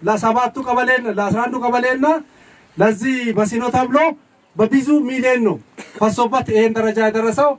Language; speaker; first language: Amharic; non-native, local second language; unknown